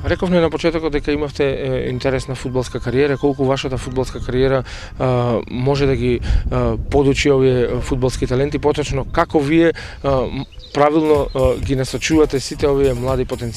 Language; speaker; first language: Macedonian; native; Macedonian